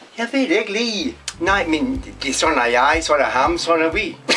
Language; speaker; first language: Danish; non-native, learner; Polish